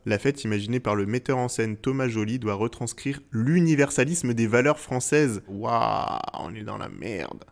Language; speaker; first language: French; native; French